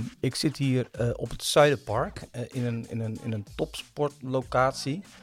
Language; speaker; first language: Dutch; native; Dutch